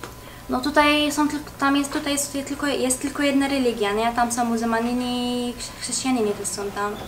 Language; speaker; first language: Polish; early bilingual, heritage; Arabic